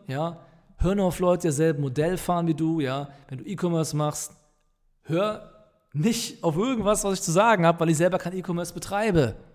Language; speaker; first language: German; native; German